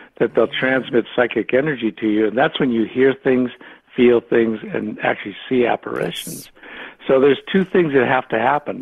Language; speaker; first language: English; native; English